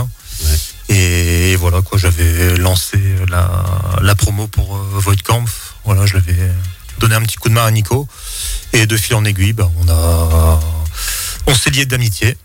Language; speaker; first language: French; native; French